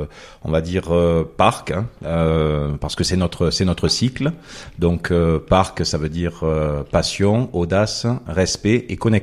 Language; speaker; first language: French; native; French